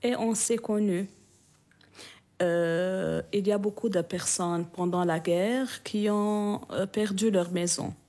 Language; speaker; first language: French; non-native, local second language; Arabic